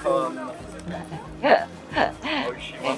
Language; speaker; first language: Japanese; non-native, learner; French